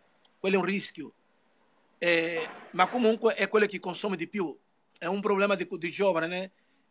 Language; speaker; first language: Italian; non-native, learner; Portuguese